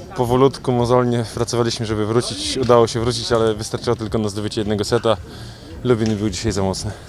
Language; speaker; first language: Polish; native; Polish